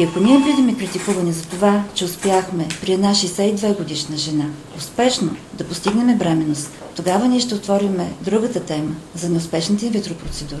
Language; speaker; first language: Bulgarian; native; Bulgarian